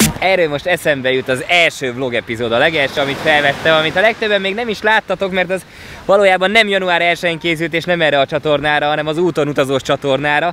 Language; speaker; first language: Hungarian; native; Hungarian